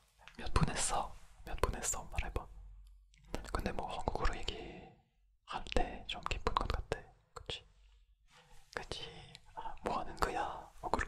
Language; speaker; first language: Korean; non-native, fluent; French